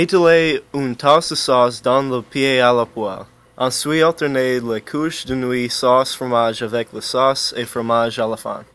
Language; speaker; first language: French; non-native, learner; English